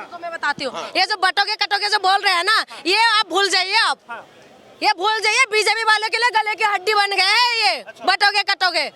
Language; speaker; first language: Hindi; non-native, local second language; Manipuri